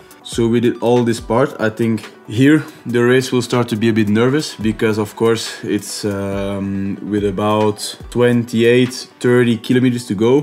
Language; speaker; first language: English; non-native, fluent; Dutch